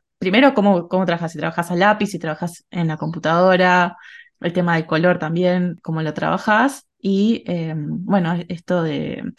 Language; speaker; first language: Spanish; native; Spanish